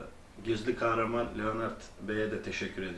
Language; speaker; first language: Turkish; early bilingual, other home language; Albanian